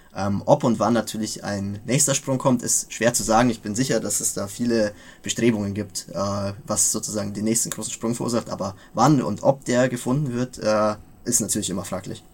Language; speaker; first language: German; native; German